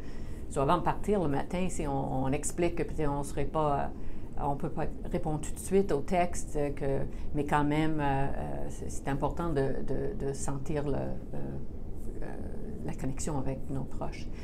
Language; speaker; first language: French; non-native, local second language; English